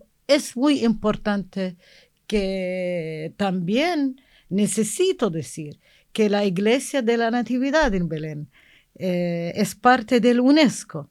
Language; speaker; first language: Spanish; non-native, learner; Arabic